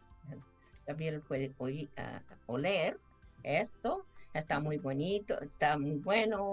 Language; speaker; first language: Spanish; non-native, fluent; English